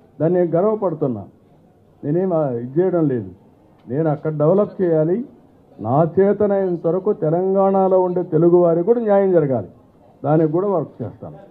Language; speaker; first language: Telugu; native; Telugu